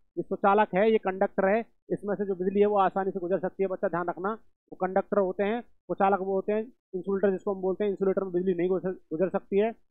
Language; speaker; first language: Hindi; native; Hindi